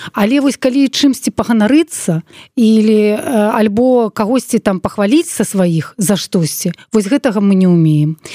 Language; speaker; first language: Belarusian; non-native, local second language; Russian